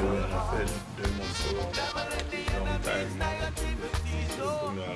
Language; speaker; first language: French; non-native, fluent; English